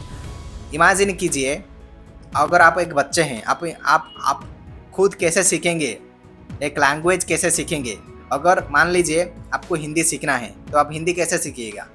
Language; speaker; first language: Hindi; non-native, local second language; Odia